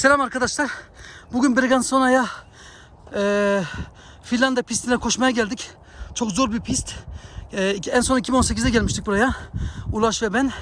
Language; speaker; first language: Turkish; early bilingual, heritage; Turkish